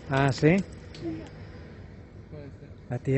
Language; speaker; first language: Spanish; non-native, learner; English